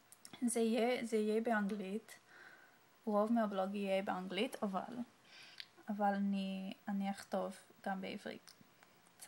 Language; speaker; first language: Hebrew; non-native, learner; English